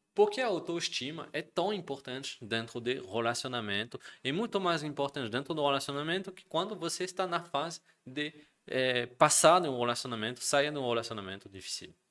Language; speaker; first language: Portuguese; non-native, fluent; French